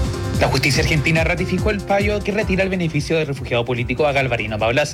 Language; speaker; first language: Spanish; native; Spanish